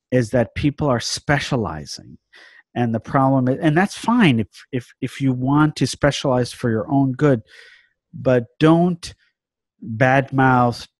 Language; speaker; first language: English; native; English